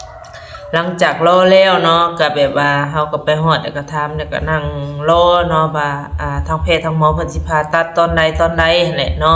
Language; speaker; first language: Thai; non-native, local second language; Lao